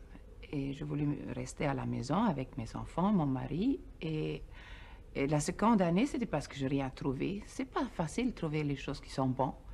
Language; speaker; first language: French; non-native, fluent; Swedish